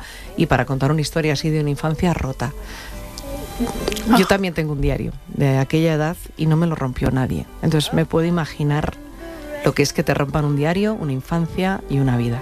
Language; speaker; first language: Spanish; native; Spanish